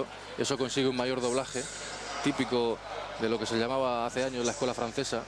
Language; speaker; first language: Spanish; native; Spanish